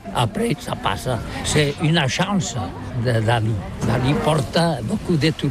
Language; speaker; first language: French; non-native, local second language; Catalan